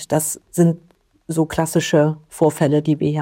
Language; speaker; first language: German; native; German